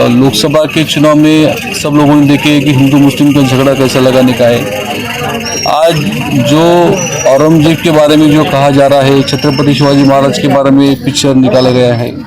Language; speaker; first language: Hindi; non-native, local second language; Marathi